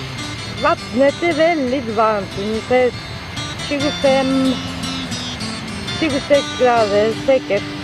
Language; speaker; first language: Swedish; non-native, fluent; Spanish